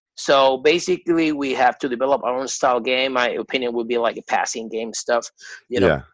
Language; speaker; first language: English; non-native, fluent; Spanish